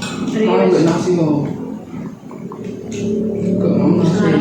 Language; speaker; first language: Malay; non-native, local second language; Javanese